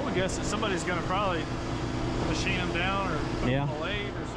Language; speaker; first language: English; native; English